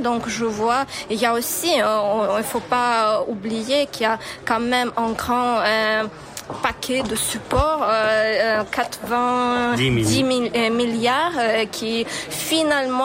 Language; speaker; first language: French; non-native, fluent; Ukrainian